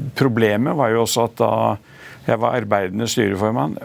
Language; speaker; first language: Norwegian; native; Norwegian